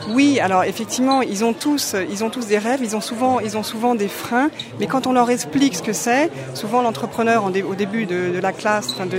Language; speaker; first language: French; native; French